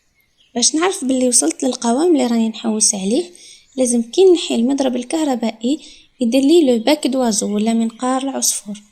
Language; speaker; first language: Arabic; native; Arabic